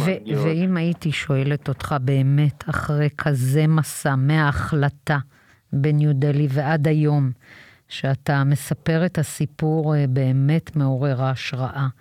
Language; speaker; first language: Hebrew; native; Hebrew